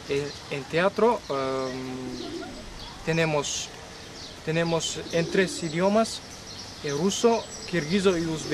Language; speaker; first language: Spanish; non-native, learner; Kyrgyz